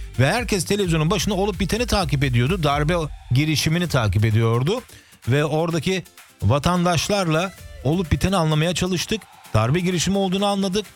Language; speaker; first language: Turkish; early bilingual, heritage; Turkish